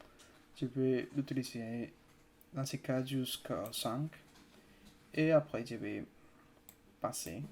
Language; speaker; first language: French; non-native, fluent; Spanish